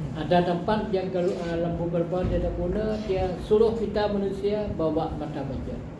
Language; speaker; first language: Malay; non-native, fluent; Eastern Cham